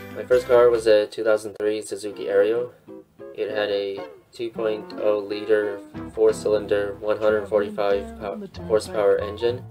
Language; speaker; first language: English; native; English